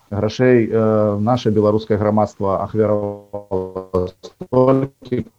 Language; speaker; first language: Belarusian; non-native, local second language; Russian